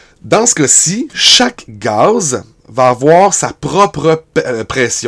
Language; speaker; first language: French; native; French